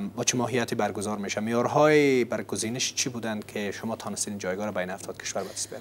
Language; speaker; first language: Persian; native; Persian